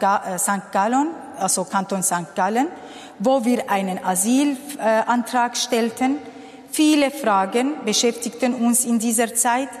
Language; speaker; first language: German; non-native, fluent; Kurdish